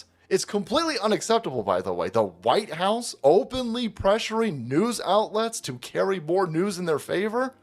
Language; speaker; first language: English; native; English